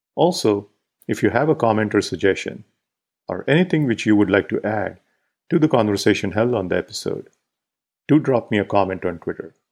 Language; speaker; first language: English; non-native, local second language; Marathi